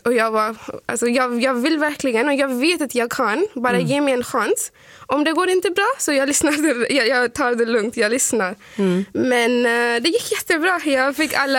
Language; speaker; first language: Swedish; non-native, fluent; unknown